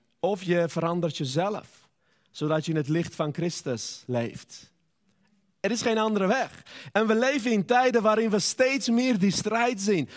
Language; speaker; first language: Dutch; non-native, fluent; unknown